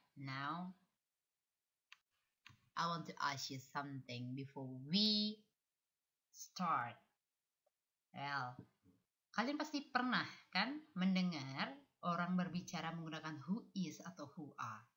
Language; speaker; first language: English; non-native, fluent; Indonesian